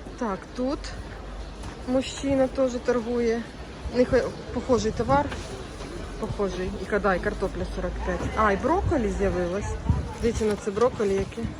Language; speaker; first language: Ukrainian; native; Ukrainian